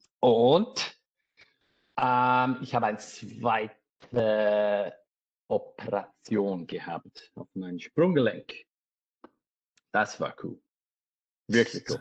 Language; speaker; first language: German; non-native, learner; English